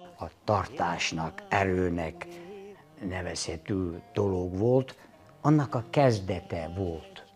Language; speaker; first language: Hungarian; non-native, fluent; Turkish